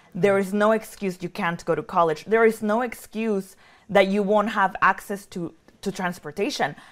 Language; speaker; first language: English; early bilingual, other home language; Spanish